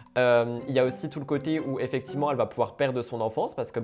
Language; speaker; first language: French; native; French